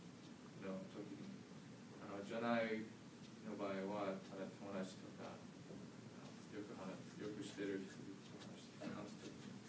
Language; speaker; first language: Japanese; non-native, learner; English